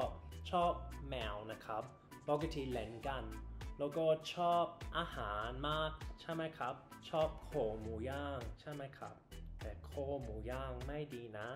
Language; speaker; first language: Thai; non-native, learner; English